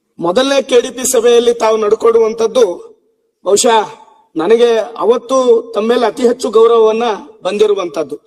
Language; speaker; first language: Kannada; non-native, local second language; Lambadi